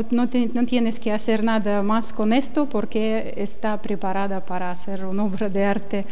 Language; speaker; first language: Spanish; non-native, learner; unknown